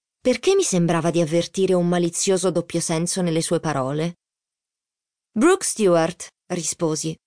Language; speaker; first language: Italian; native; Italian